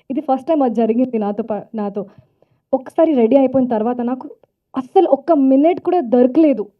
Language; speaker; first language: Telugu; non-native, fluent; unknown